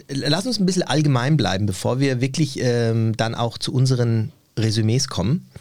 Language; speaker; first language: German; early bilingual, other home language; Turkish